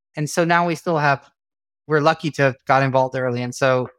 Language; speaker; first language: English; native; English